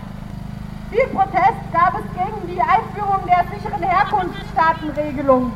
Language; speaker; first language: German; native; German